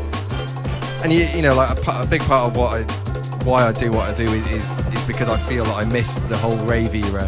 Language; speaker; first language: English; native; English